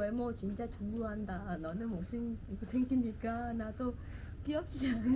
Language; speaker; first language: Korean; non-native, learner; Vietnamese